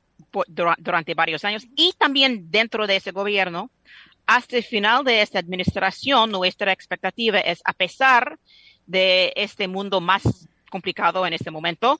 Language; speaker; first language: Spanish; non-native, fluent; English